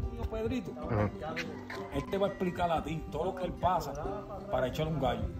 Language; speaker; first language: Spanish; early bilingual, heritage; Spanish